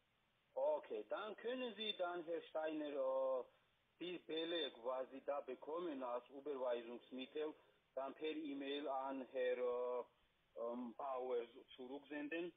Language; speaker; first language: German; non-native, fluent; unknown